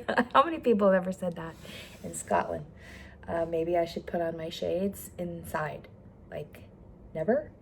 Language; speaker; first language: English; native; English